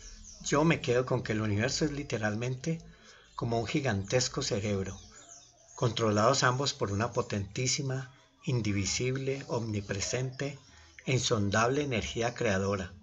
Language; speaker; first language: Spanish; native; Spanish